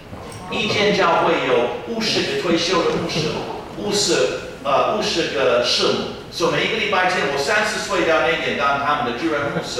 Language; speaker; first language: Chinese; non-native, fluent; English